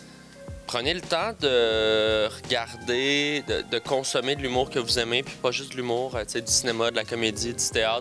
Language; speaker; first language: French; native; French